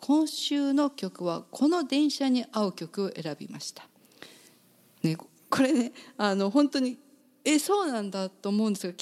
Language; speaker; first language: Japanese; native; Japanese